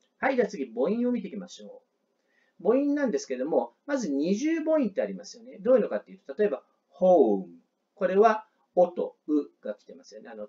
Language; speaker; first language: Japanese; native; Japanese